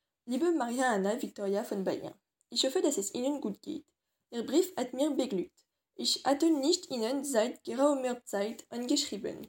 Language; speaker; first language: German; non-native, learner; French